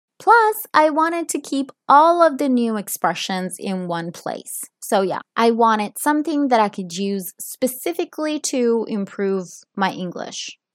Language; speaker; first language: English; non-native, fluent; Italian